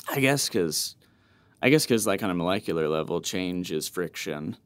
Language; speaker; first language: English; native; English